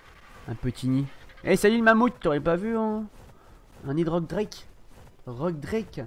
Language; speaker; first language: French; native; French